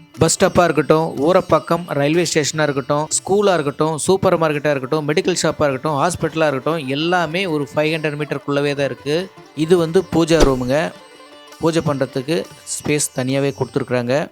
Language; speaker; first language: Tamil; native; Tamil